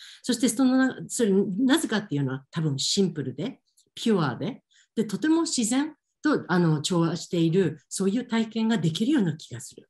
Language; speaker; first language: Japanese; native; Japanese